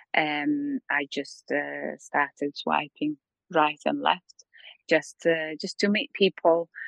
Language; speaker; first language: English; non-native, fluent; Polish